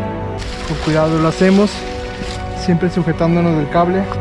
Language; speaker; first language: Spanish; native; Spanish